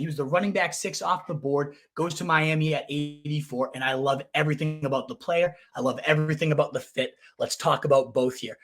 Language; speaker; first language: English; native; English